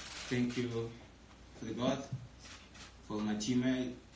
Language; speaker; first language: English; non-native, learner; Spanish